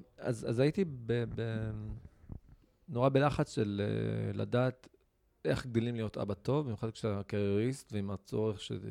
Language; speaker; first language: Hebrew; non-native, local second language; Arabic